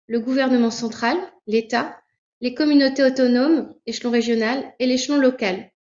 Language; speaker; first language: French; native; French